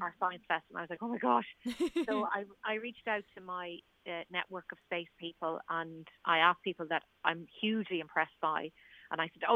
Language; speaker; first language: English; native; English